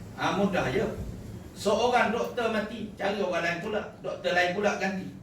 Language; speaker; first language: Malay; native; Malay